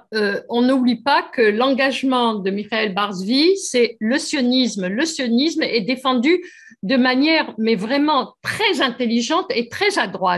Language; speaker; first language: French; native; French